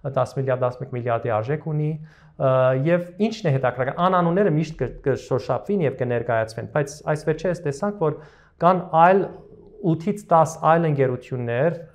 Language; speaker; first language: Armenian; early bilingual, heritage; Armenian